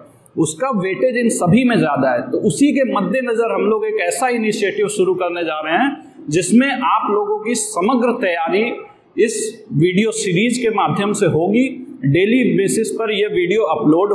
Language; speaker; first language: Hindi; native; Hindi